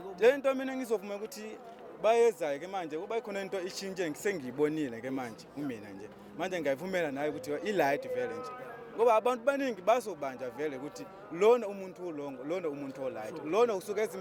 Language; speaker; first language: Zulu; non-native, fluent; Nyanja